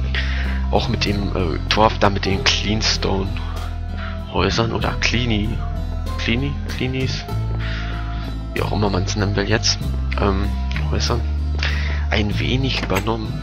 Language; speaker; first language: German; native; German